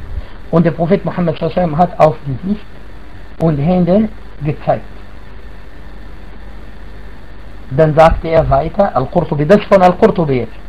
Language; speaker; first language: German; non-native, fluent; Arabic